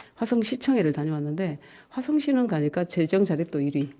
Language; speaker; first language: Korean; native; Korean